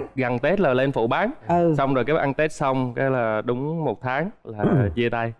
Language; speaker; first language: Vietnamese; native; Vietnamese